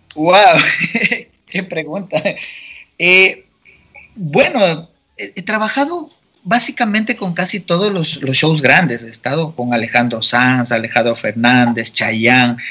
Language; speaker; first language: Spanish; native; Spanish